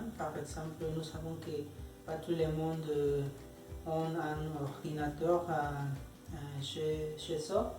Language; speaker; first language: French; non-native, learner; Spanish